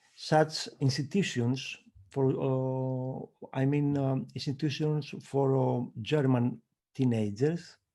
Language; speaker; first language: English; non-native, fluent; Greek